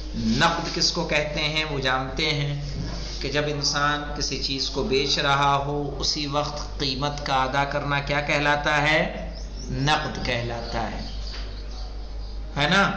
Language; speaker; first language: Urdu; native; Urdu